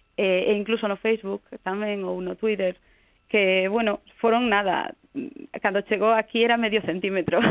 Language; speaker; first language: Galician; non-native, local second language; Spanish